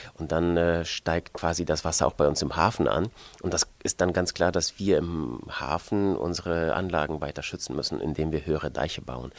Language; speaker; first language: German; non-native, fluent; Polish